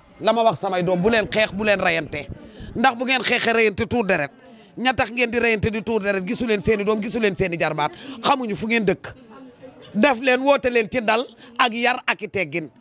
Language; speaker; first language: Wolof; non-native, local second language; Fula